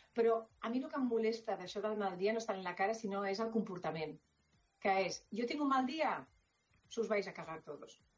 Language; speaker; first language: Catalan; non-native, local second language; Spanish